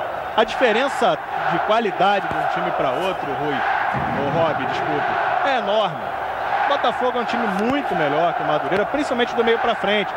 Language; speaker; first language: Portuguese; native; Portuguese